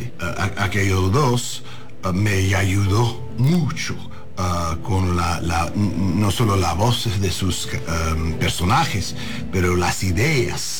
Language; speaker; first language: Spanish; non-native, learner; English